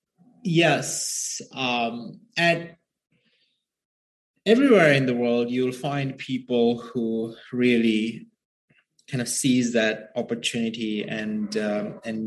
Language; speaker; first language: English; non-native, local second language; Sinhala